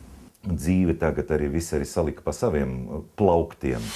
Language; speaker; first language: Latvian; non-native, local second language; Russian